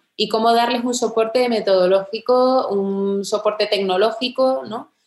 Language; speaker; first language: Spanish; native; Spanish